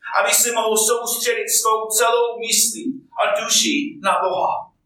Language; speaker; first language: Czech; non-native, fluent; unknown